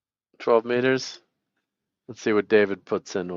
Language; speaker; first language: English; native; English